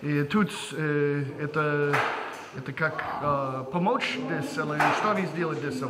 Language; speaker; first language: Russian; non-native, learner; English